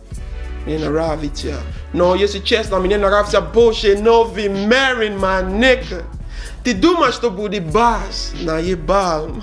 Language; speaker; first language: Russian; non-native, learner; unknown